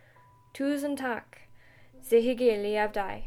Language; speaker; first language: Norwegian; non-native, learner; English